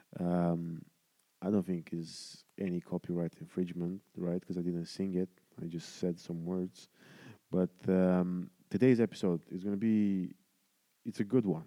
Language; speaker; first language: English; non-native, fluent; Romanian